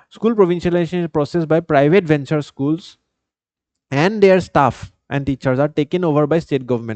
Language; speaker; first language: English; non-native, local second language; Assamese